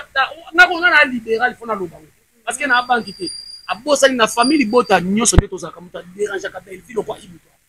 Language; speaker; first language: Lingala; non-native, local second language; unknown